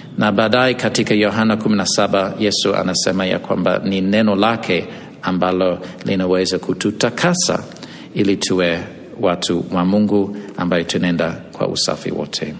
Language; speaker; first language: Swahili; non-native, fluent; English